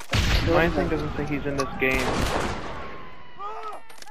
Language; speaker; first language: English; native; English